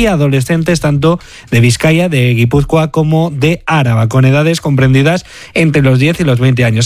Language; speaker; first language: Spanish; native; Spanish